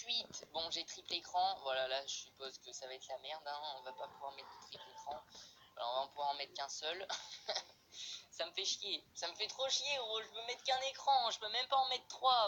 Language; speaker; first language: French; native; French